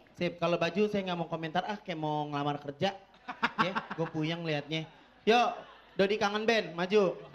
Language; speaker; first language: Indonesian; native; Indonesian